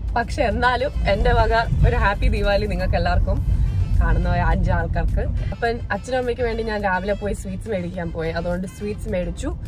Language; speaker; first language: Malayalam; early bilingual, heritage; Malayalam